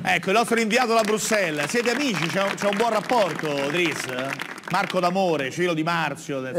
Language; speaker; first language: Italian; native; Italian